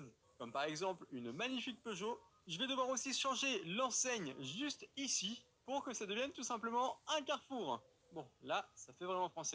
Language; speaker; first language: French; native; French